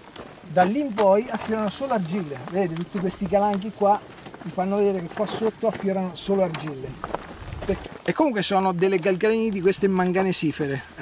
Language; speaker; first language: Italian; native; Italian